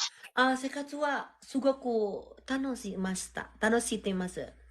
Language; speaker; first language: Japanese; non-native, learner; Indonesian